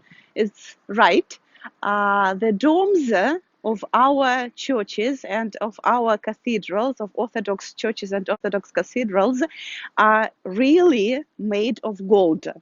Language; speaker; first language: English; non-native, fluent; Russian